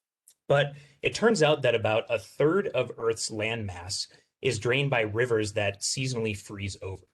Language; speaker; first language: English; native; English